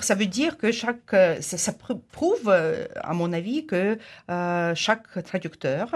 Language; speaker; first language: French; non-native, fluent; Ukrainian